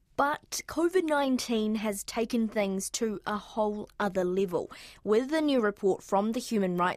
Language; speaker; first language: English; native; English